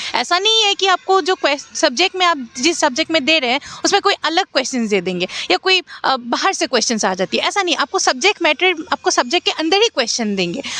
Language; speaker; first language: Hindi; non-native, local second language; Assamese